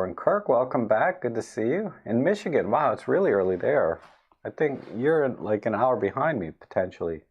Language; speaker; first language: English; native; English